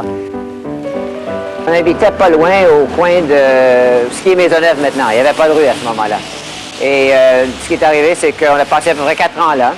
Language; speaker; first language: French; native; French